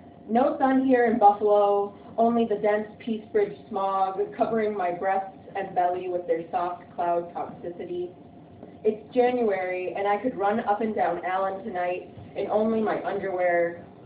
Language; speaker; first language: English; early bilingual, other home language; Spanish